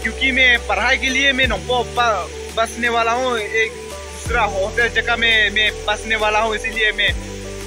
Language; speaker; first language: Hindi; non-native, local second language; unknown